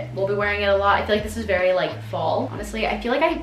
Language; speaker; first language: English; native; English